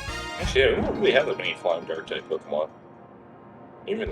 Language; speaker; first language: English; native; English